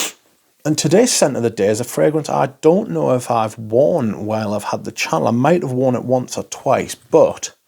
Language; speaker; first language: English; native; English